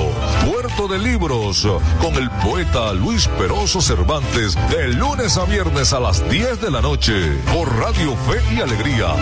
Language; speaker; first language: Spanish; native; Spanish